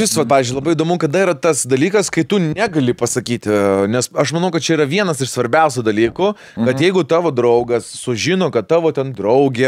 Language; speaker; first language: Lithuanian; native; Lithuanian